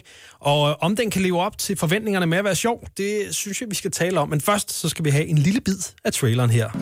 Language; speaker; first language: Danish; native; Danish